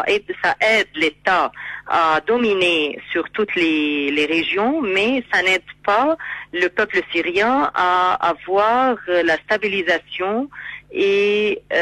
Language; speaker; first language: French; non-native, fluent; Arabic